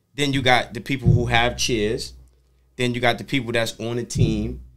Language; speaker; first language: English; native; English